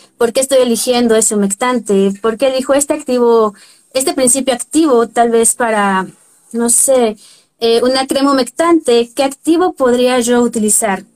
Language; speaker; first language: Spanish; native; Spanish